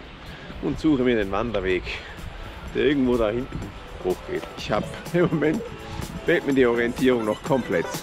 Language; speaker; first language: German; native; German